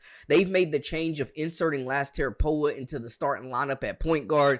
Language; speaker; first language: English; native; English